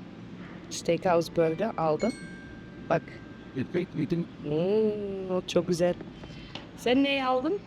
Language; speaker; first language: Turkish; non-native, learner; Dutch